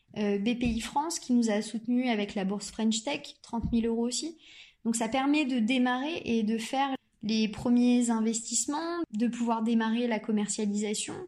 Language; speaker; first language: French; native; French